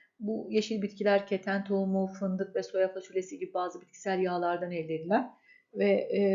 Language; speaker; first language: Turkish; native; Turkish